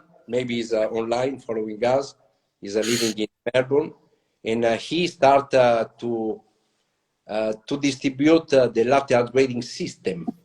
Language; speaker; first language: English; non-native, learner; Italian